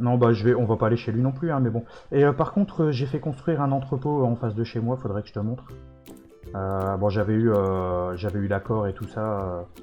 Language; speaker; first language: French; native; French